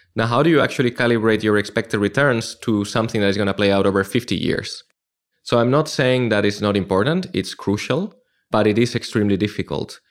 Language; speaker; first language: English; non-native, fluent; Spanish